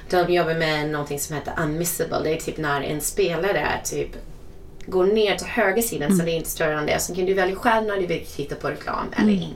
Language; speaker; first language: Swedish; non-native, fluent; English